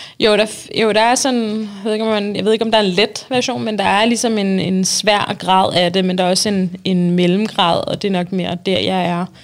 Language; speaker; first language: Danish; early bilingual, other home language; Arabic